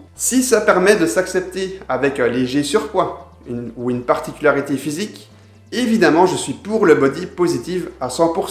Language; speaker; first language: French; native; French